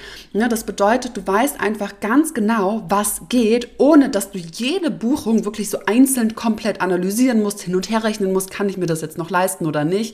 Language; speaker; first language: German; native; German